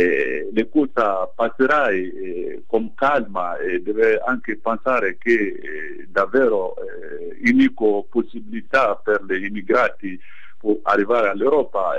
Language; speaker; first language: Italian; non-native, fluent; Bambara